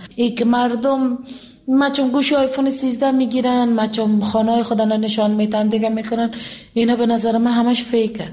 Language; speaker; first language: Persian; native; Persian